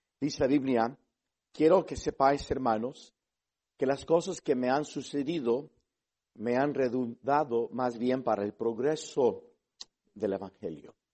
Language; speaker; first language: Spanish; early bilingual, heritage; Spanish